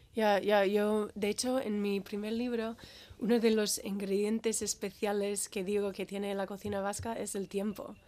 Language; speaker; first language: Spanish; non-native, fluent; English